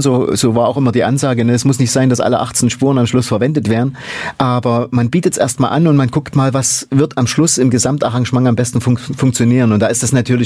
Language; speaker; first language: German; native; German